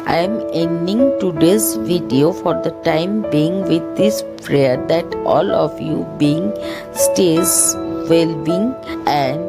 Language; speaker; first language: English; non-native, local second language; Bangla